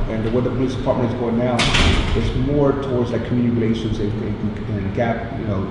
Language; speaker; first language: English; native; English